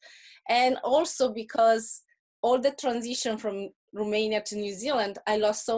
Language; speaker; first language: English; non-native, fluent; Russian